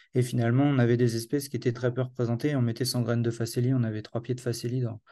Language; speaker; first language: French; native; French